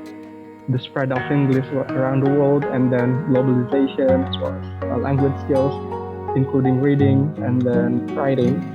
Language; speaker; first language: English; non-native, fluent; Indonesian